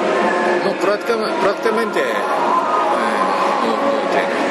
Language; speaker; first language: Spanish; non-native, learner; Japanese